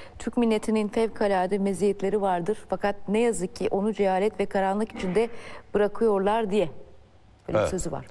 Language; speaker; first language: Turkish; native; Turkish